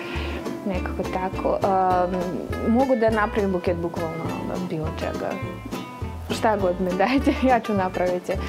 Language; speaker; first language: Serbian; non-native, fluent; Russian